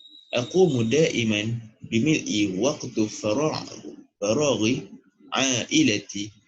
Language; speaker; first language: Arabic; non-native, learner; Malay